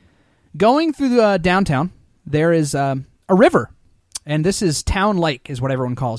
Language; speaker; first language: English; native; English